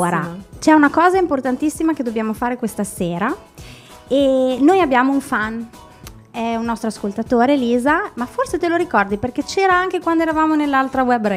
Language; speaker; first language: Italian; native; Italian